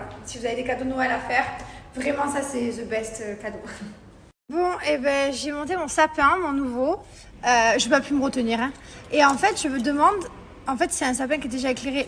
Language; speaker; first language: French; native; French